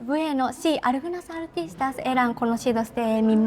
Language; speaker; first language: Spanish; non-native, learner; Japanese